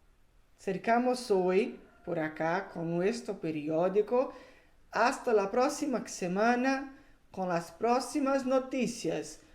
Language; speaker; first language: Spanish; non-native, fluent; Portuguese